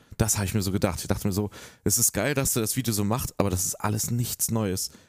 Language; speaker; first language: German; native; German